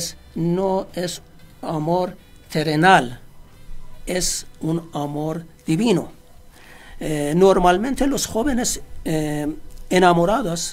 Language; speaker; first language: Spanish; non-native, fluent; Persian